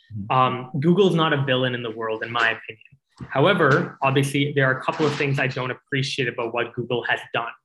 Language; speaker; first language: English; native; English